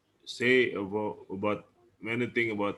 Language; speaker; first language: English; non-native, learner; Indonesian